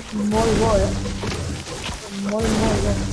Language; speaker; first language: Catalan; non-native, local second language; Spanish